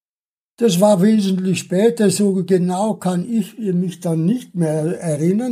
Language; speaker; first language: German; early bilingual, other home language; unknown